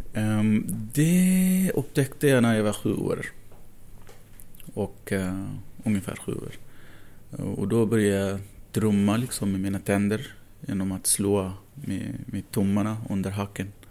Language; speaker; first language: Swedish; non-native, fluent; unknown